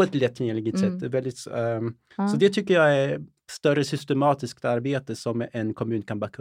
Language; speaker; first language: Swedish; early bilingual, other home language; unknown